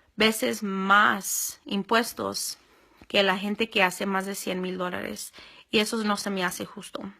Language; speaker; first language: Spanish; early bilingual, heritage; Spanish